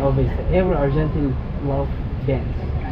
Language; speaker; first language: English; non-native, learner; Turkish